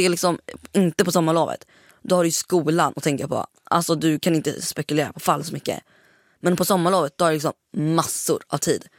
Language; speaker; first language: Swedish; native; Swedish